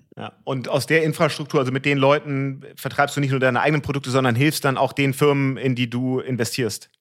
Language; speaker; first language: German; native; German